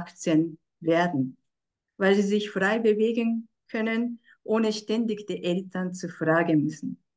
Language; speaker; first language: German; non-native, fluent; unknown